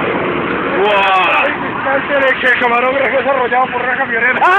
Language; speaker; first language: Spanish; native; Spanish